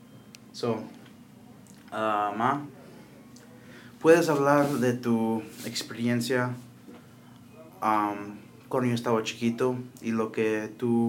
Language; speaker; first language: Spanish; early bilingual, heritage; Spanish